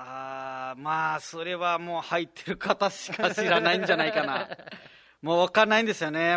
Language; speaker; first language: Japanese; non-native, fluent; Nepali